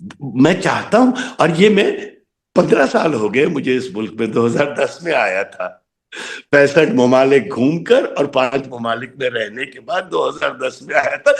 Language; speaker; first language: Urdu; native; Urdu